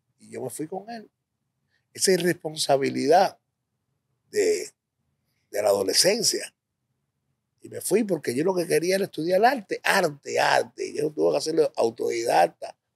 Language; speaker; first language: Spanish; native; Spanish